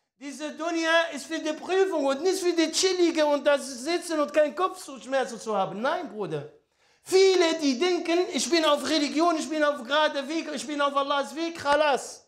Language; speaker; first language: German; non-native, fluent; Arabic